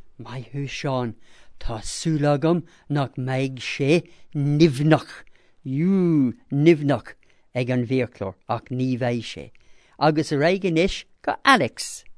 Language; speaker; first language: Irish; non-native, local second language; English